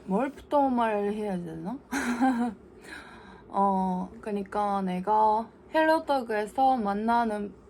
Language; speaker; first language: Korean; non-native, learner; Japanese